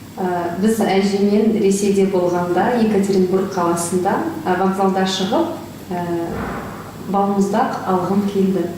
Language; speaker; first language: Kazakh; non-native, local second language; Russian